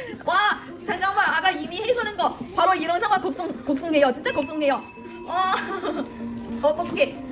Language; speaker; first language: Korean; non-native, learner; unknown